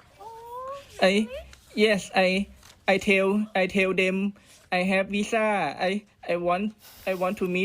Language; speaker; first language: English; non-native, learner; Thai